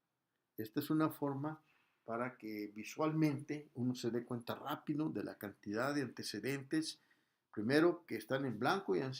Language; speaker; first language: Spanish; native; Spanish